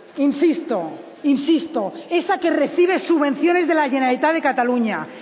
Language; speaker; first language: Spanish; native; Spanish